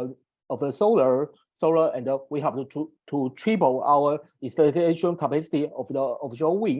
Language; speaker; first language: English; non-native, fluent; Chinese